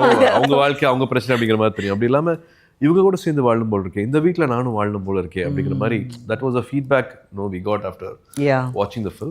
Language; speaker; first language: Tamil; native; Tamil